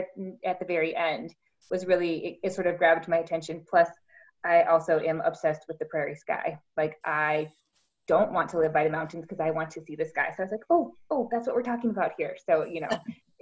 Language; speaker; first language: English; native; English